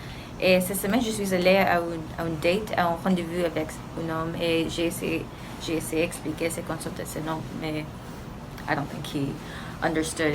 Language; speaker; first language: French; non-native, learner; English